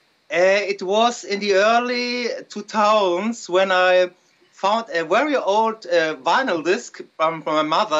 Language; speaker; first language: English; non-native, fluent; German